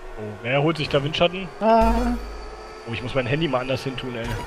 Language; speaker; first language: German; native; German